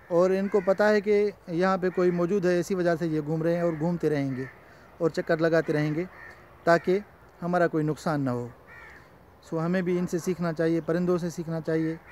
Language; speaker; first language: Urdu; non-native, local second language; Sindhi